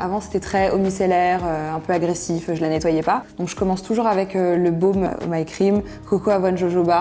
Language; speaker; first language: French; native; French